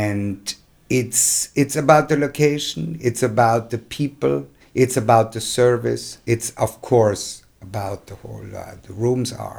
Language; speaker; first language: English; non-native, fluent; German